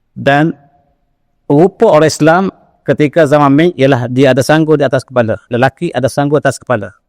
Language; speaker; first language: Malay; native; Malay